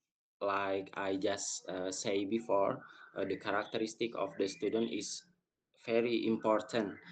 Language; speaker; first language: English; non-native, fluent; Indonesian